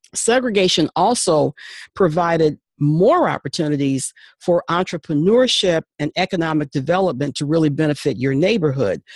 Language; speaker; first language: English; native; English